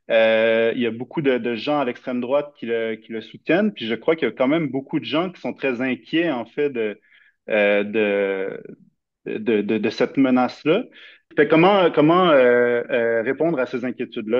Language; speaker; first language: French; native; French